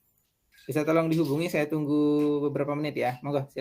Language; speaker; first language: Indonesian; native; Indonesian